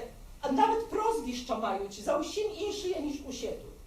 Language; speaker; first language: Polish; non-native, local second language; Belarusian